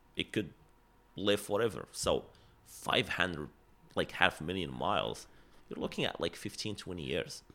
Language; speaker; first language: English; non-native, fluent; Arabic